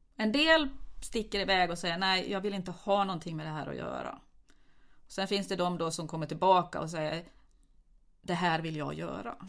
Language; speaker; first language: Swedish; native; Swedish